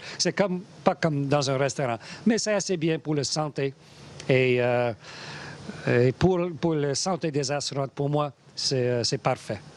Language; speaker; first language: French; non-native, learner; English